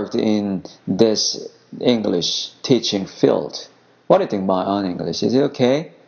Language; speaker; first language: English; non-native, fluent; Korean